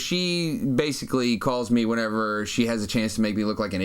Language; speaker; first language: English; native; English